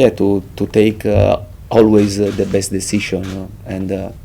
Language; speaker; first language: English; non-native, fluent; Italian